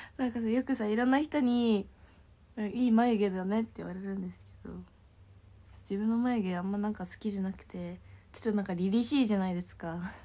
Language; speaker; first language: Japanese; native; Japanese